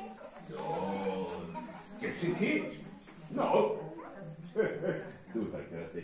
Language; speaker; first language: Polish; native; Polish